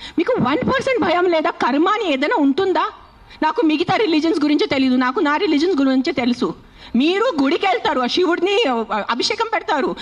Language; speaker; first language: Telugu; non-native, fluent; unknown